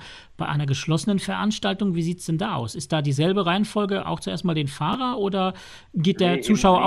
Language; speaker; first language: German; native; German